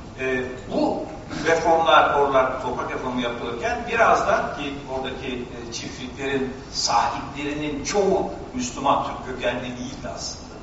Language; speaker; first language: Turkish; native; Turkish